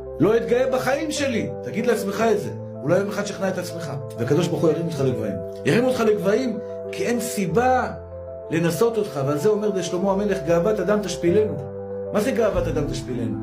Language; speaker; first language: Hebrew; native; Hebrew